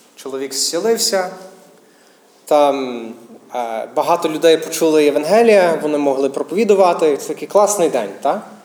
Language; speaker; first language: Ukrainian; non-native, fluent; English